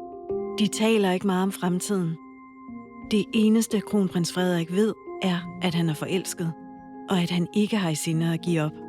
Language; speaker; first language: Danish; native; Danish